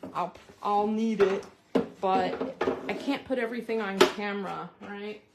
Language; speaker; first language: English; native; English